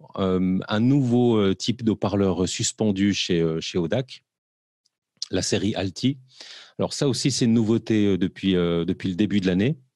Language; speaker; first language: French; native; French